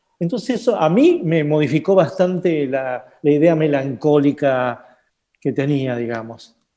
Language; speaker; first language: Spanish; native; Spanish